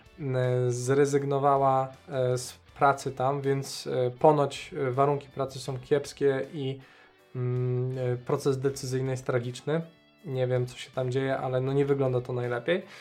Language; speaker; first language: Polish; native; Polish